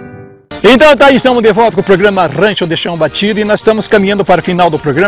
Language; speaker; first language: Portuguese; native; Portuguese